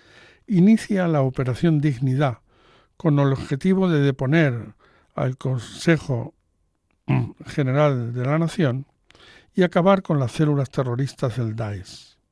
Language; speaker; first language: Spanish; native; Spanish